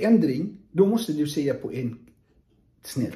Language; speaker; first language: Swedish; non-native, fluent; Arabic